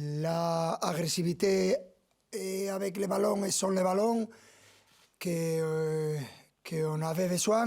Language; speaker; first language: French; non-native, learner; Spanish